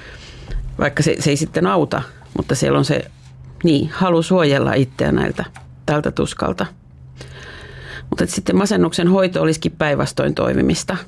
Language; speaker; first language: Finnish; native; Finnish